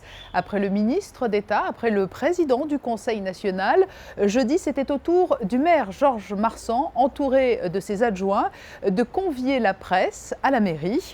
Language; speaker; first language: French; native; French